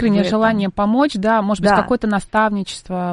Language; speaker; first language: Russian; native; Russian